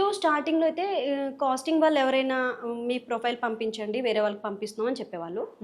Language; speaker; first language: Telugu; native; Telugu